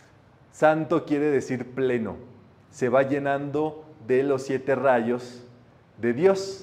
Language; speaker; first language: Spanish; native; Spanish